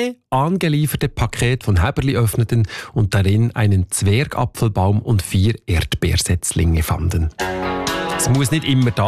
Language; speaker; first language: German; native; German